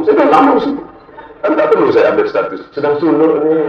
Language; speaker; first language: Indonesian; non-native, local second language; Malay